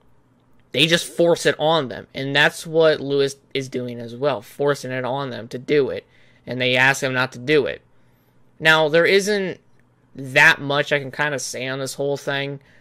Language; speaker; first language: English; native; English